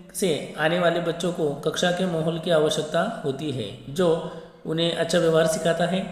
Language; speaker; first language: Hindi; non-native, local second language; Marathi